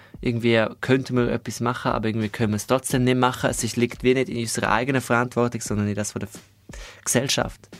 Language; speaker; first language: German; non-native, local second language; Romansh